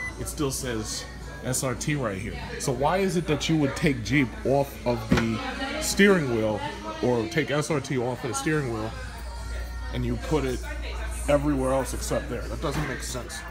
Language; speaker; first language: English; native; English